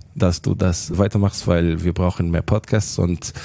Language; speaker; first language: German; non-native, fluent; Portuguese